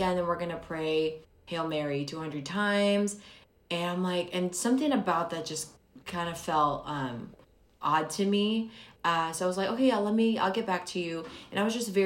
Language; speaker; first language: English; early bilingual, other home language; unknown